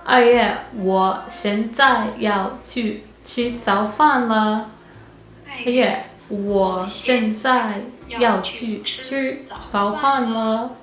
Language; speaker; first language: Chinese; non-native, learner; English